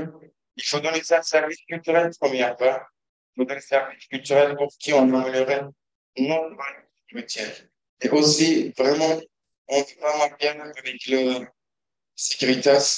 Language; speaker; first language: French; non-native, learner; Kurdish